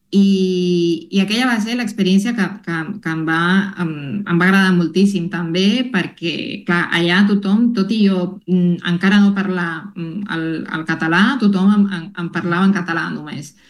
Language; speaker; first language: Catalan; non-native, fluent; Spanish